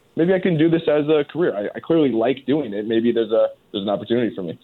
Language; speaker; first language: English; native; English